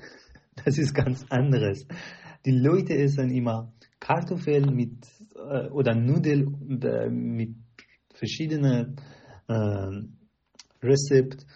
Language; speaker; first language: German; non-native, learner; Persian